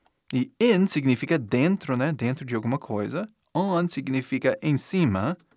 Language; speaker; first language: Portuguese; non-native, fluent; English